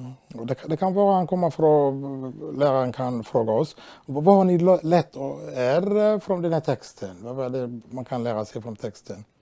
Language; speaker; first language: Swedish; non-native, fluent; Somali